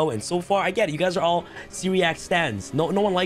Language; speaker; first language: English; native; English